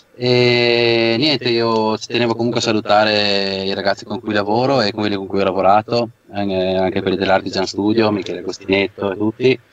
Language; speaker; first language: Italian; native; Italian